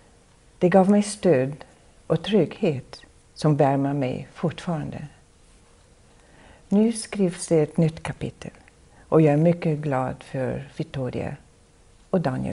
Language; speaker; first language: Swedish; non-native, fluent; German